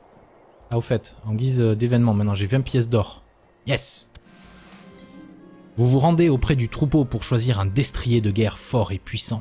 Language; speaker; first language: French; native; French